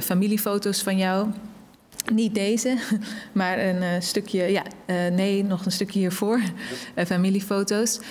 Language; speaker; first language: Dutch; native; Dutch